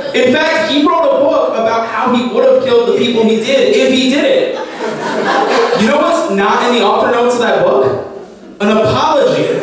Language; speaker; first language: English; native; English